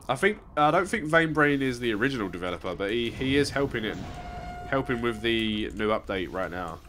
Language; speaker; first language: English; native; English